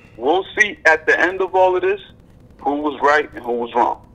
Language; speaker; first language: English; native; English